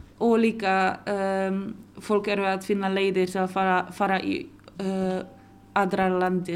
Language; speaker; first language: Icelandic; non-native, local second language; Polish